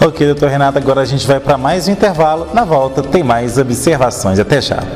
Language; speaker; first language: Portuguese; native; Portuguese